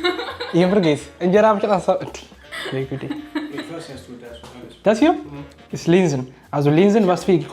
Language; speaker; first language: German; early bilingual, other home language; Amharic